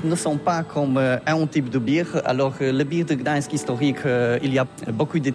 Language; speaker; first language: French; non-native, learner; Polish